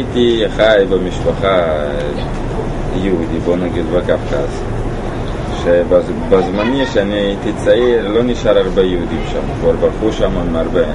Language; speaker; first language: Hebrew; non-native, learner; Russian